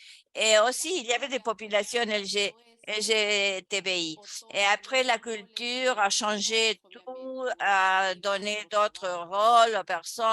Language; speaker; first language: French; non-native, fluent; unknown